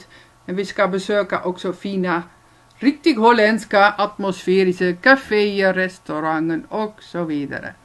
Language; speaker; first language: Swedish; non-native, fluent; Dutch